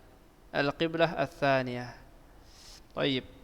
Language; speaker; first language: Arabic; non-native, fluent; Indonesian